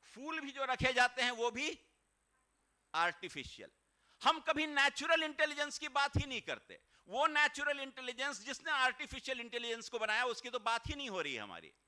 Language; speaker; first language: Hindi; native; Hindi